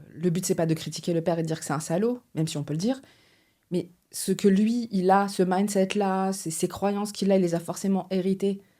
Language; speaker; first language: French; early bilingual, other home language; Portuguese